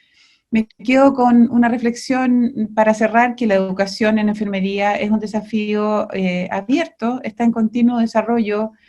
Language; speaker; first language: Spanish; native; Spanish